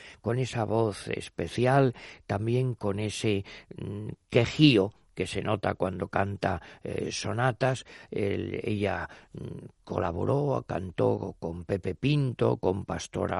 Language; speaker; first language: Spanish; native; Spanish